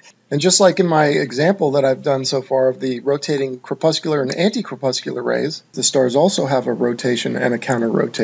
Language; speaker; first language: English; native; English